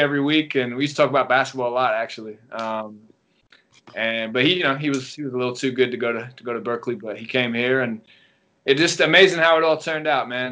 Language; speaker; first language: English; native; English